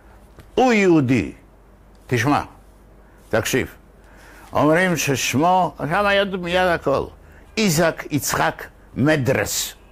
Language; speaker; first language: Hebrew; non-native, fluent; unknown